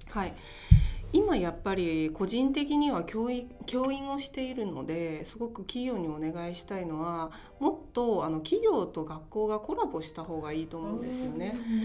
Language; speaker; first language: Japanese; non-native, fluent; Chinese